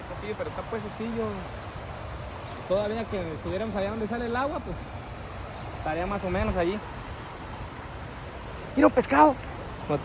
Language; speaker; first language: Spanish; native; Spanish